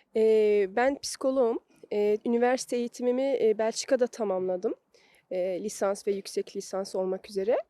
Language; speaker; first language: Turkish; early bilingual, heritage; Turkish